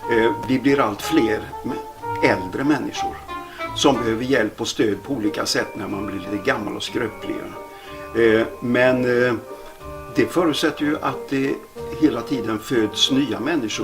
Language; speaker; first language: Swedish; native; Swedish